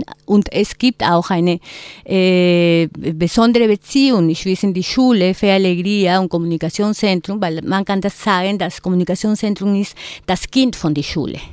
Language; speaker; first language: German; non-native, fluent; Spanish